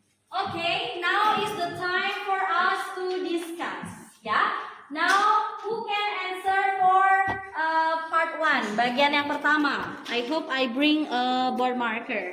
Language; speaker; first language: English; non-native, fluent; Indonesian